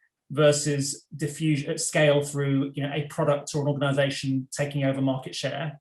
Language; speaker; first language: English; native; English